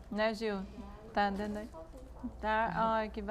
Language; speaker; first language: Portuguese; native; Portuguese